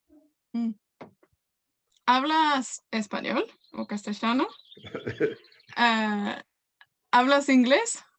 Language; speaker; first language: Spanish; non-native, fluent; Welsh